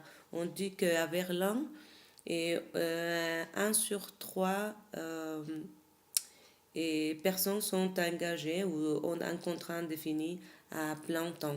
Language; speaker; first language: French; non-native, fluent; Spanish